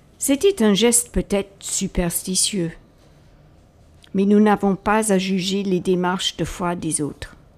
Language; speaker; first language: French; native; French